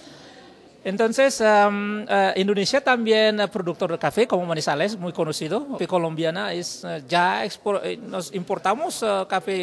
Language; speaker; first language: Spanish; non-native, learner; Indonesian